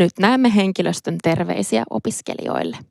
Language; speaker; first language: Finnish; native; Finnish